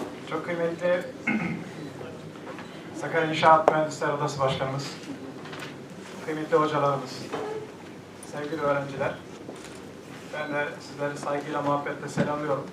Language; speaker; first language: Turkish; native; Turkish